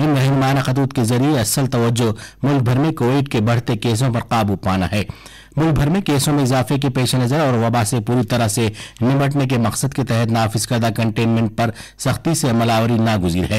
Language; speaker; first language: Urdu; native; Urdu